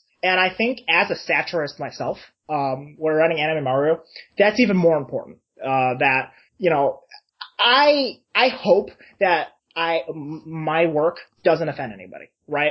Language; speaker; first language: English; native; English